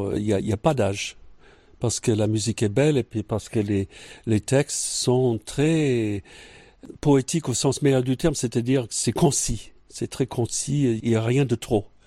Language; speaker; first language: French; non-native, fluent; English